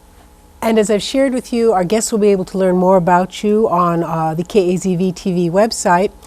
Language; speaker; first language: English; native; English